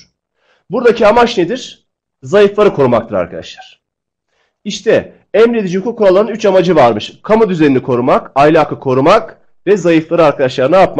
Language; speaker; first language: Turkish; native; Turkish